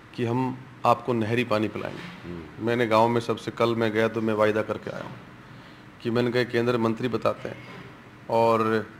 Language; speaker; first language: Hindi; native; Hindi